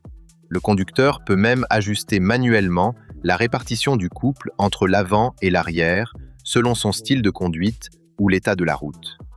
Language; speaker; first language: French; native; French